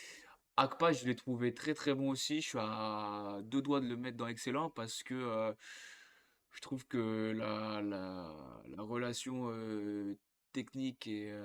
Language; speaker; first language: French; native; French